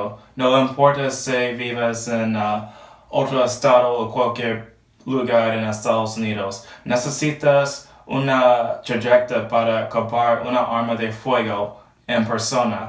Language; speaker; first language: Spanish; non-native, learner; English